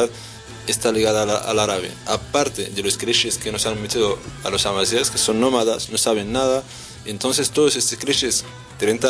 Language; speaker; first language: Spanish; non-native, fluent; Central Atlas Tamazight